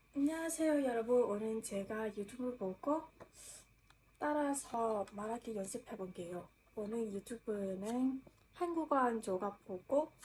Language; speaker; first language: Korean; non-native, learner; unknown